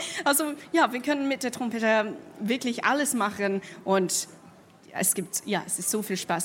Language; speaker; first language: German; non-native, fluent; English